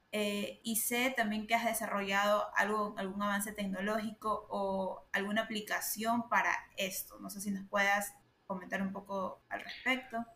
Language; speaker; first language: Spanish; native; Spanish